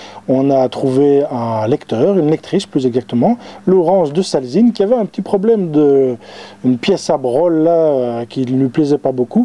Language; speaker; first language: French; native; French